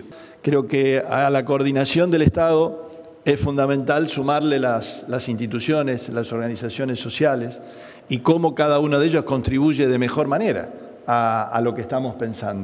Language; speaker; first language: Spanish; native; Spanish